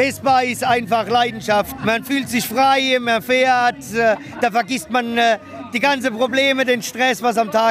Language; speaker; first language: German; native; German